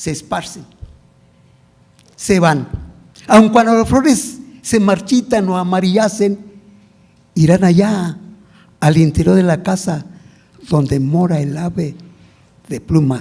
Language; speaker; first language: Spanish; non-native, local second language; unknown